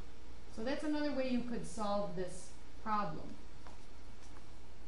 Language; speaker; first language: English; native; English